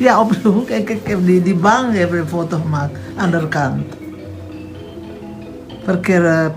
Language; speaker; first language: Dutch; non-native, fluent; Indonesian